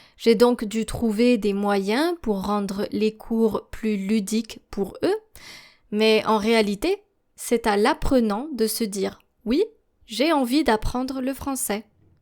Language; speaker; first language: French; native; French